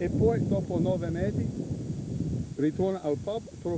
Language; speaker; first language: Italian; non-native, learner; English